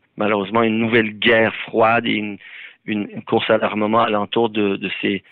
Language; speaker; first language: French; early bilingual, other home language; Persian